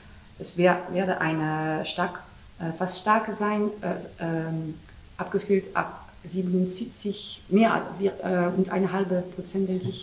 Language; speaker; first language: German; non-native, learner; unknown